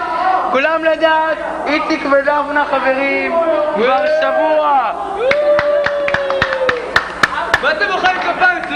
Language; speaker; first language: Hebrew; native; Hebrew